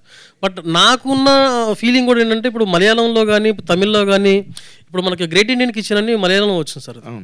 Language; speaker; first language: Telugu; native; Telugu